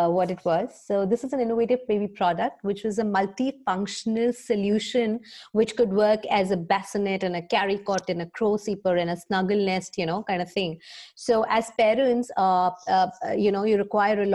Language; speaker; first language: English; non-native, local second language; Hindi